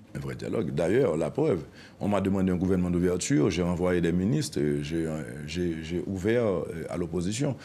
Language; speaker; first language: French; non-native, local second language; Haitian Creole